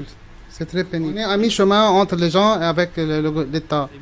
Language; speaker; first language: French; non-native, local second language; Arabic